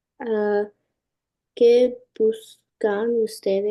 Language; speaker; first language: Spanish; non-native, learner; English